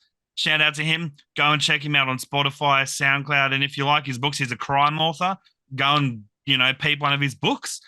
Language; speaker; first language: English; native; English